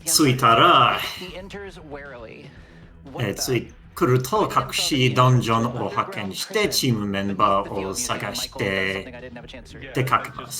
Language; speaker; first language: Japanese; non-native, learner; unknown